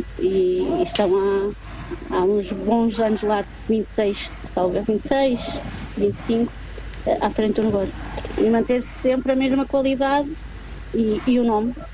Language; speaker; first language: Portuguese; native; Portuguese